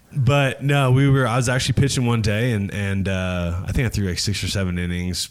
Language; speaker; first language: English; native; English